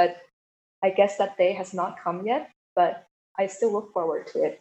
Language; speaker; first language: English; non-native, fluent; Thai